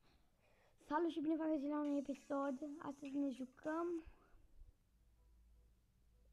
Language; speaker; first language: German; non-native, learner; Romanian